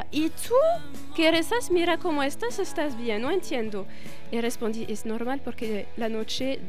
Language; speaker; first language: Spanish; non-native, fluent; French